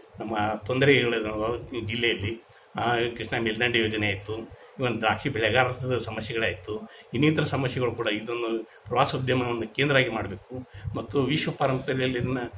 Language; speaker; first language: Kannada; native; Kannada